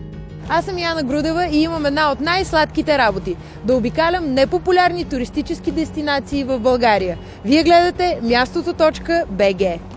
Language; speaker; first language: Bulgarian; native; Bulgarian